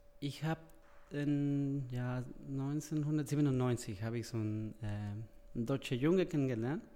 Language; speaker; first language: German; non-native, fluent; Spanish